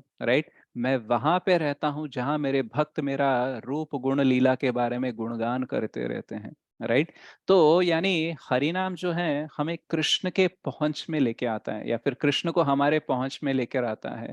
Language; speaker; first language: Hindi; native; Hindi